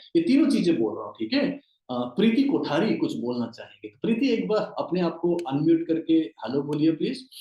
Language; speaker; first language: Hindi; native; Hindi